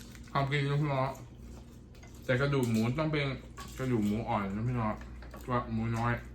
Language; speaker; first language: Thai; early bilingual, other home language; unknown